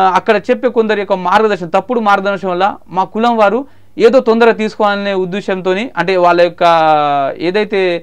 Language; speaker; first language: Telugu; non-native, local second language; Marathi